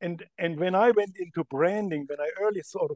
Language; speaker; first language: English; non-native, fluent; German